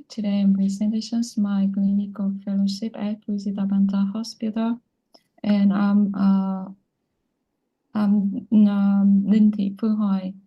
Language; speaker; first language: English; non-native, learner; Vietnamese